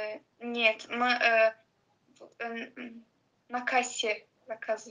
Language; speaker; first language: Russian; non-native, learner; Azerbaijani